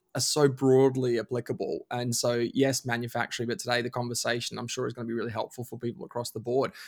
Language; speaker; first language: English; native; English